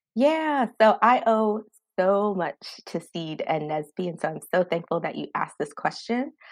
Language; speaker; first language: English; native; English